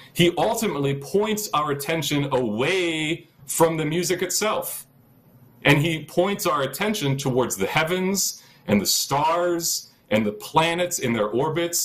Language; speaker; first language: English; native; English